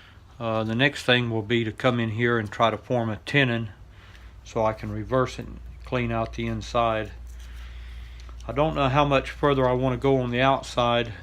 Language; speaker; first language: English; native; English